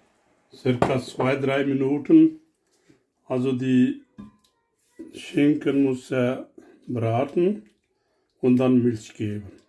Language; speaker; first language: German; non-native, learner; Urdu